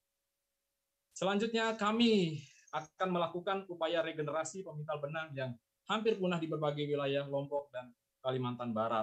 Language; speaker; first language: Indonesian; native; Indonesian